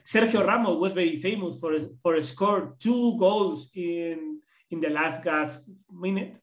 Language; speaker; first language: English; non-native, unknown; Spanish